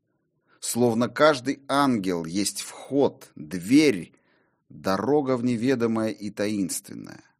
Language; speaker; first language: Russian; native; Russian